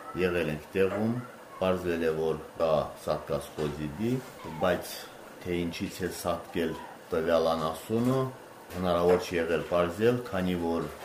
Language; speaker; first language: Armenian; native; Armenian